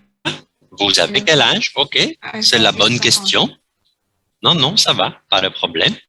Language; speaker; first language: French; non-native, fluent; Vietnamese